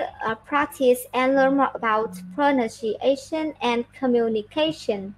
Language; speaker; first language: English; non-native, learner; Vietnamese